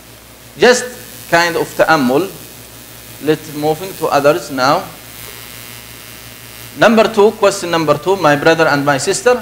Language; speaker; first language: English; non-native, fluent; Arabic